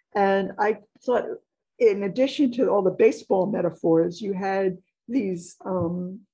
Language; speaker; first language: English; native; English